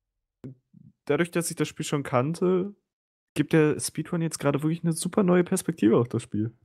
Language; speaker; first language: German; native; German